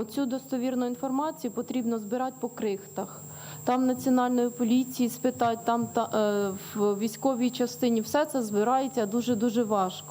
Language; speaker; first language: Ukrainian; native; Ukrainian